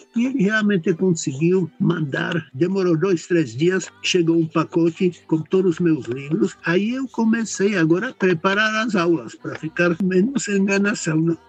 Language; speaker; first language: Portuguese; non-native, fluent; Czech